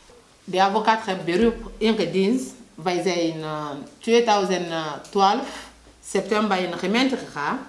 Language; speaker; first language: Dutch; non-native, learner; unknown